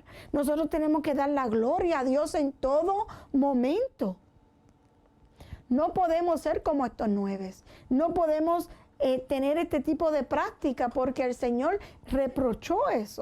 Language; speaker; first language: Spanish; native; Spanish